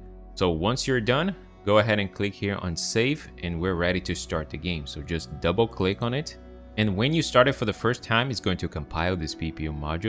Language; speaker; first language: English; non-native, fluent; Portuguese